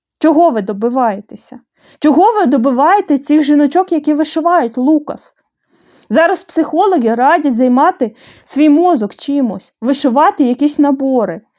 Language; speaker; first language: Ukrainian; non-native, fluent; Bulgarian